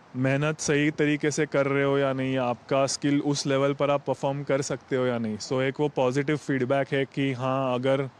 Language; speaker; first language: Hindi; non-native, local second language; Marathi